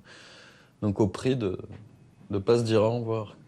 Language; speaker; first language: French; native; French